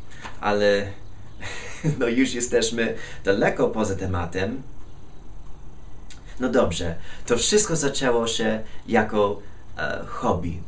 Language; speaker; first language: Polish; non-native, fluent; English